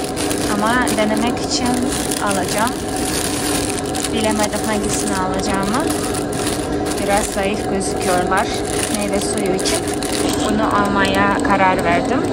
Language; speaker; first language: Turkish; non-native, fluent; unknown